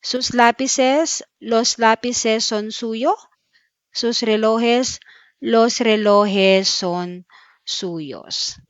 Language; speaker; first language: Spanish; non-native, fluent; Filipino